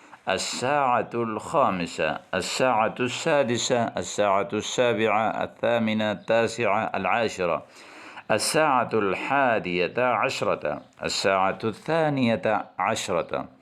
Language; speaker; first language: Arabic; non-native, fluent; Urdu